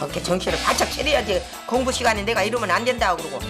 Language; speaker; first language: Korean; native; Korean